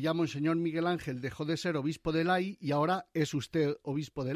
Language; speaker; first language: Spanish; native; Spanish